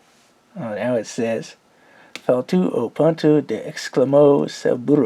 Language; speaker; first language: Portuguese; non-native, learner; English